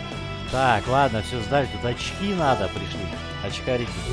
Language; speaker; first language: Russian; native; Russian